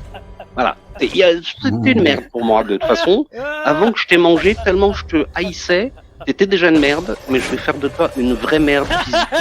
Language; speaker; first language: French; native; French